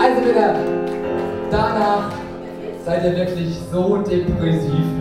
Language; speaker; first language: German; native; German